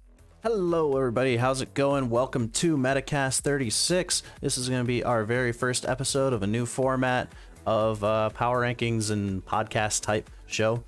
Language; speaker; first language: English; native; English